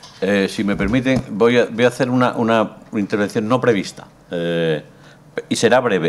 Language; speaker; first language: Spanish; native; Spanish